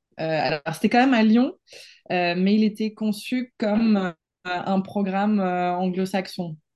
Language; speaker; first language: French; non-native, fluent; Spanish